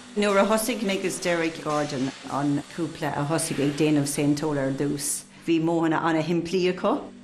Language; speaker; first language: Irish; non-native, local second language; English